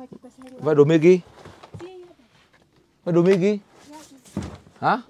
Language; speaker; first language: Portuguese; non-native, learner; Vietnamese